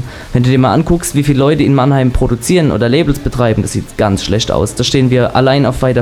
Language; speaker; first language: German; native; German